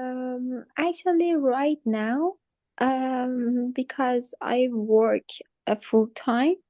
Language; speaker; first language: English; non-native, fluent; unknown